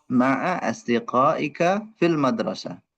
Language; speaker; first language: Arabic; non-native, fluent; Indonesian